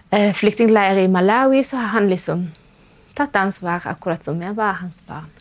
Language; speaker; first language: Norwegian; non-native, fluent; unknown